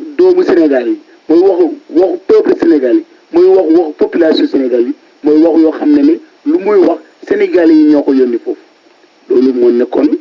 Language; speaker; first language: Wolof; non-native, local second language; Fula